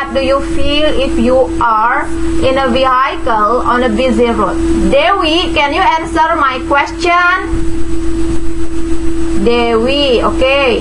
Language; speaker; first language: English; non-native, fluent; Indonesian